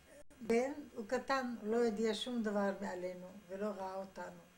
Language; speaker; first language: Hebrew; non-native, fluent; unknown